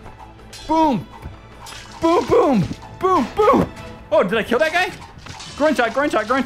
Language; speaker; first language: English; native; English